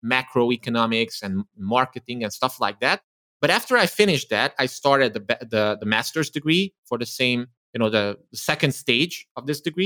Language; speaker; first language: English; non-native, fluent; Romanian